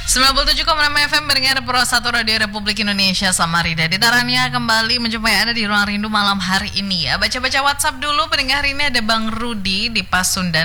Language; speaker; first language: Indonesian; native; Indonesian